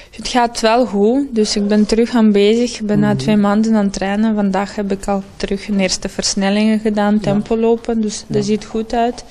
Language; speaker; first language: Dutch; non-native, learner; Russian